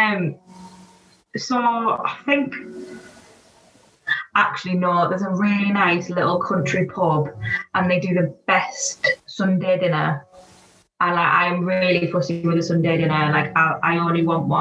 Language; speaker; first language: English; native; English